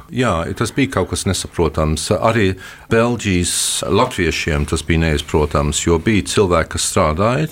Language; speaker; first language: Latvian; early bilingual, heritage; Latvian